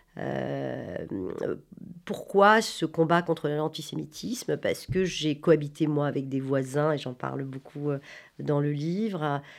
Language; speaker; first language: French; non-native, local second language; Arabic